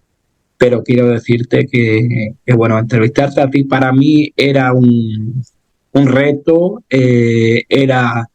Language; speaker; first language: Spanish; native; Spanish